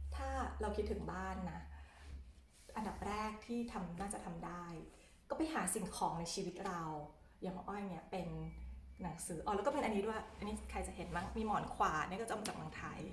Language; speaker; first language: Thai; native; Thai